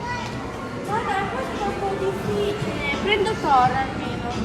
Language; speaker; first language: Italian; early bilingual, other home language; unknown